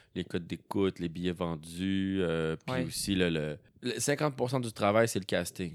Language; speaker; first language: French; native; French